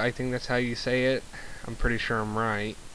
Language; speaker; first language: English; native; English